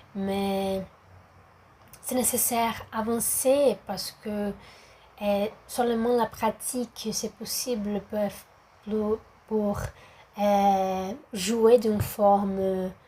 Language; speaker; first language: French; non-native, learner; Portuguese